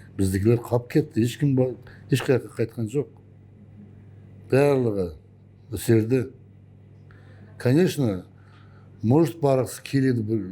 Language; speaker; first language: Kazakh; non-native, local second language; Persian